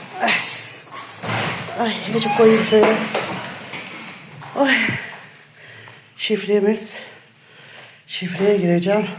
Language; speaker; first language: Turkish; native; Turkish